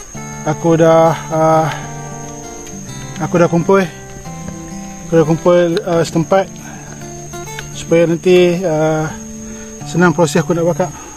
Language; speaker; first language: Malay; native; Malay